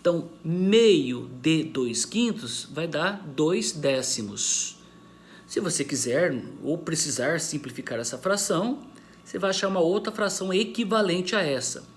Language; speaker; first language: Portuguese; native; Portuguese